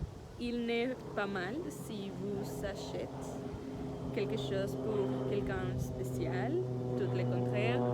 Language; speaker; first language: French; non-native, learner; Spanish